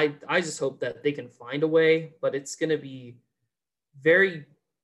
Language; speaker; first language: English; native; English